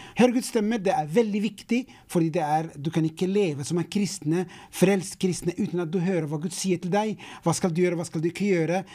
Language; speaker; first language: Norwegian; non-native, fluent; English